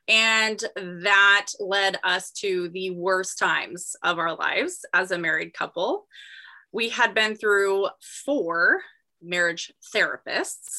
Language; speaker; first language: English; native; English